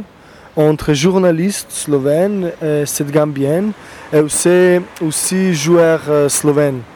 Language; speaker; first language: French; non-native, fluent; Slovenian